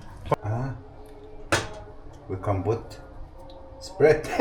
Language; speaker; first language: English; non-native, learner; Arabic